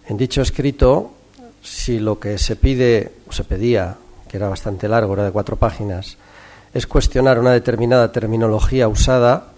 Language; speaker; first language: Spanish; non-native, local second language; Catalan